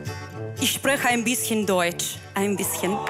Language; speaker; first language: German; non-native, learner; Russian